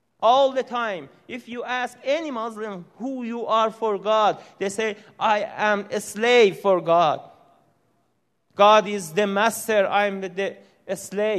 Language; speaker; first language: English; non-native, learner; Persian